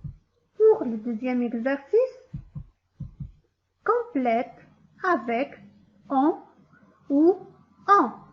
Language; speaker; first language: French; non-native, local second language; Arabic